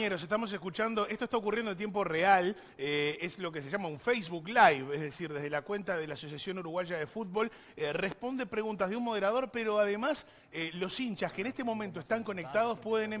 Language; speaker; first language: Spanish; native; Spanish